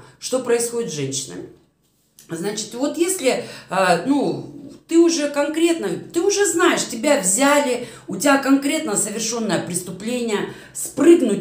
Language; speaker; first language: Russian; native; Russian